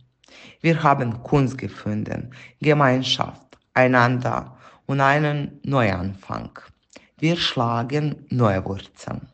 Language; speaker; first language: German; non-native, fluent; Serbian